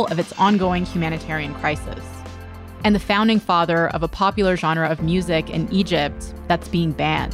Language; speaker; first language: English; native; English